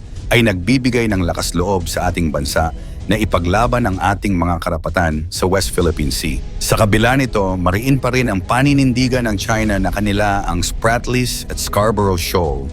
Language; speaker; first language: Filipino; native; Filipino